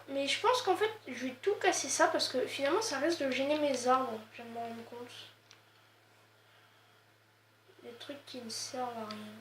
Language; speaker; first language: French; native; French